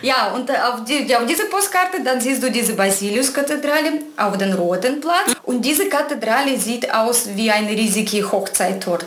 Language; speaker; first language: German; non-native, fluent; Russian